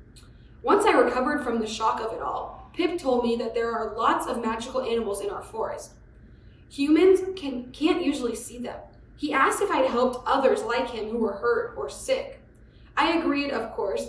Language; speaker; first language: English; native; English